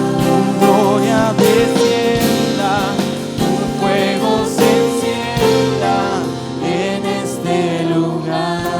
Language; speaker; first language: Spanish; native; Spanish